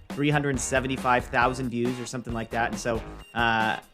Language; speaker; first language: English; native; English